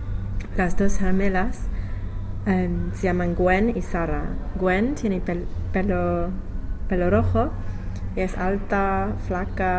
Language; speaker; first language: Spanish; non-native, learner; English